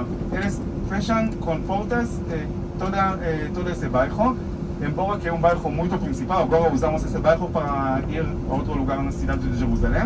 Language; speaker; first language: Portuguese; non-native, fluent; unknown